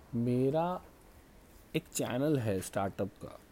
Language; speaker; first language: Hindi; native; Hindi